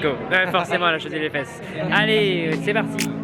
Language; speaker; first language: French; native; French